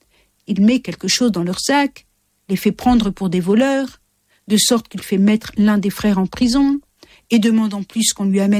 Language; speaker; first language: French; native; French